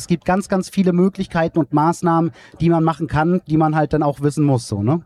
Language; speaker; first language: German; native; German